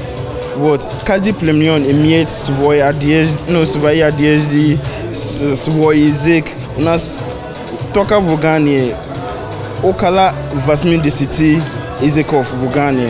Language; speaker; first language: Russian; non-native, learner; Akan